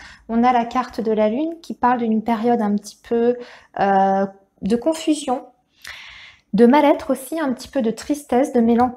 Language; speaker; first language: French; native; French